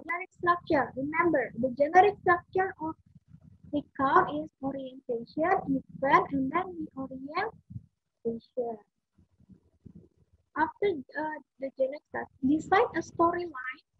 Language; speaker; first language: English; non-native, fluent; Indonesian